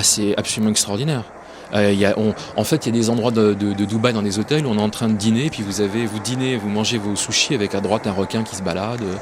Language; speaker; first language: French; native; French